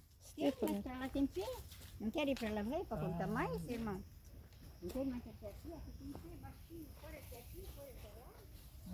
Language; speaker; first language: Portuguese; native; Portuguese